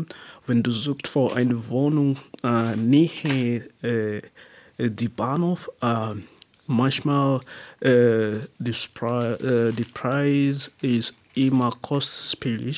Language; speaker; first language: German; non-native, learner; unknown